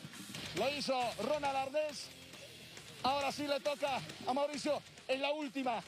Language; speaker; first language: Spanish; native; Spanish